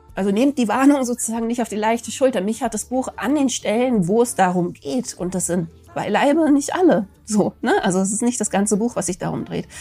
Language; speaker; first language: German; native; German